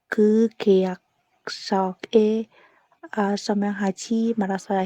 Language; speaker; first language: Korean; non-native, learner; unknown